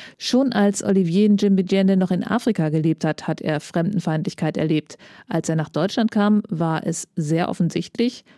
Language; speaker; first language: German; native; German